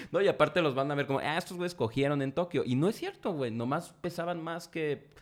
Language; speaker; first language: Spanish; native; Spanish